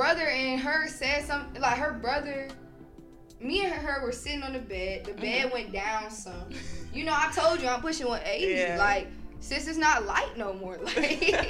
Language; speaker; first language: English; native; English